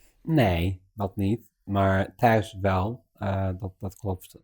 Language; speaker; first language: Dutch; non-native, fluent; English